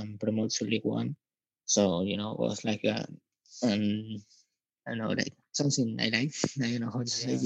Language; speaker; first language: English; non-native, learner; Spanish